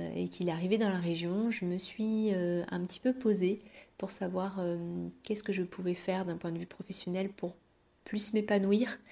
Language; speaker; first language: French; native; French